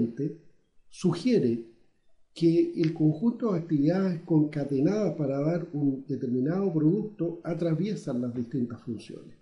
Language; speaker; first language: Spanish; native; Spanish